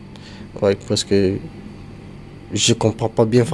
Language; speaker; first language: French; non-native, learner; Bambara